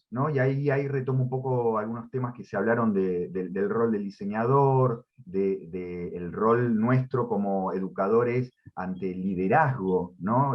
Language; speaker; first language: Spanish; native; Spanish